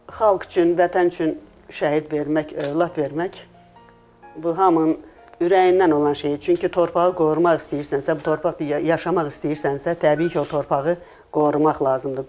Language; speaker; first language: Azerbaijani; non-native, local second language; Lezghian